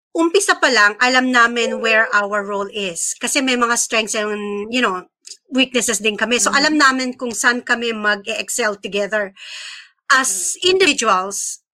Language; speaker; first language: English; non-native, local second language; Filipino